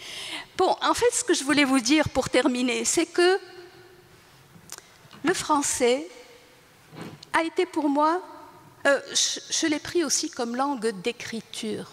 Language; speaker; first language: French; non-native, local second language; Arabic